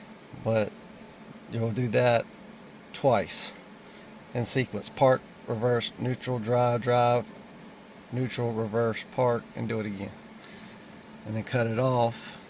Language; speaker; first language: English; native; English